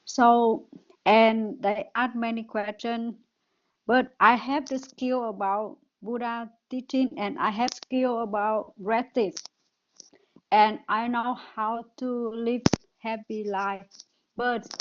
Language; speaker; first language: English; non-native, learner; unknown